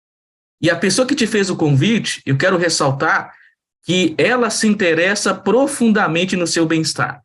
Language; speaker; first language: Portuguese; native; Portuguese